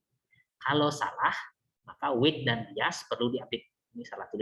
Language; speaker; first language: Indonesian; native; Indonesian